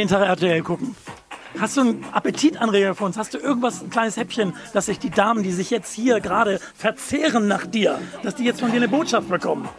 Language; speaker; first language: German; native; German